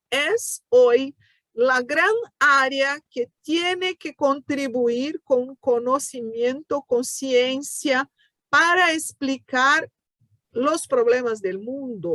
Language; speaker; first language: Spanish; non-native, fluent; Portuguese